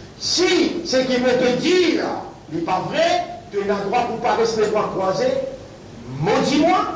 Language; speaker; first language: French; non-native, local second language; Morisyen